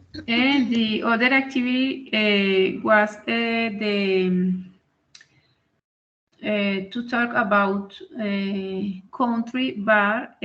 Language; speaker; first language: English; non-native, learner; Spanish